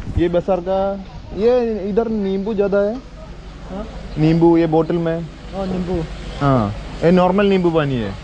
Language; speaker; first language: Hindi; non-native, learner; Malayalam